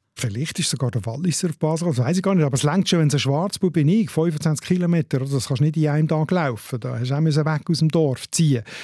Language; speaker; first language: German; native; German